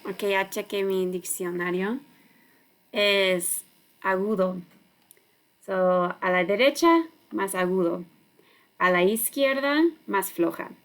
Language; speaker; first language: Spanish; non-native, learner; English